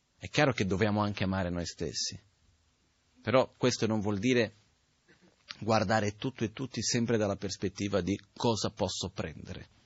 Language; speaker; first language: Italian; non-native, fluent; Portuguese